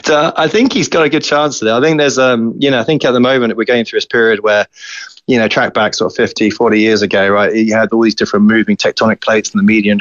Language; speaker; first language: English; native; English